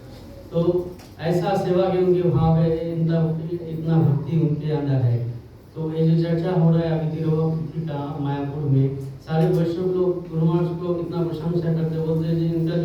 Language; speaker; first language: Hindi; non-native, local second language; Bangla